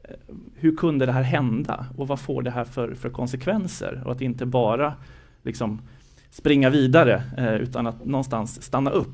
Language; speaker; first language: Swedish; native; Swedish